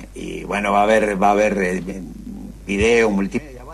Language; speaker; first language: Spanish; native; Spanish